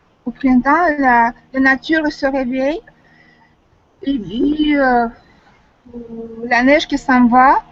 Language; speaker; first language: French; non-native, fluent; Russian